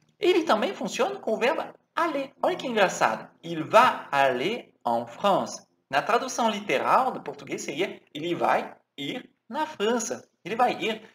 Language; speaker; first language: Portuguese; non-native, fluent; French